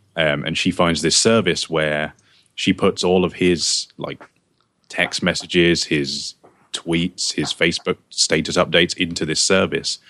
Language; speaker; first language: English; native; English